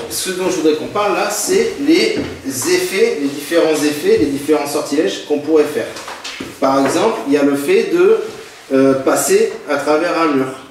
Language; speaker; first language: French; native; French